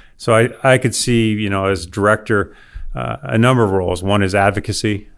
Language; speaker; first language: English; native; English